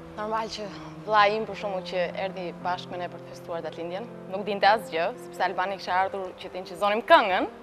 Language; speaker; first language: Albanian; early bilingual, heritage; Albanian